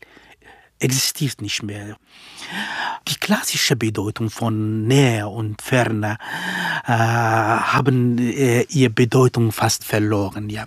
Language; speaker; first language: German; non-native, fluent; Kurdish